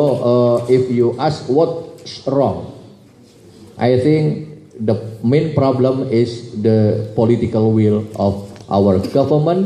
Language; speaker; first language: English; non-native, learner; Indonesian